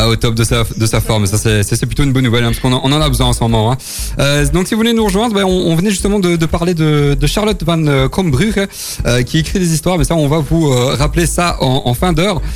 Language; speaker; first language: French; native; French